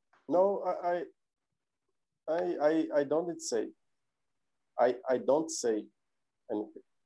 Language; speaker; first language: English; non-native, learner; Portuguese